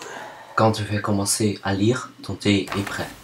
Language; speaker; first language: French; non-native, learner; Dutch